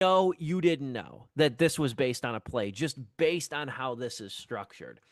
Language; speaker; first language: English; native; English